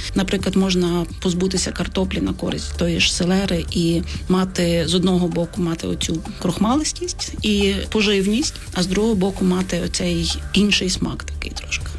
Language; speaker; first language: Ukrainian; native; Ukrainian